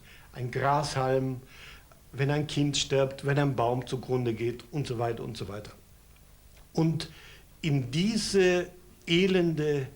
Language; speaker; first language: German; native; German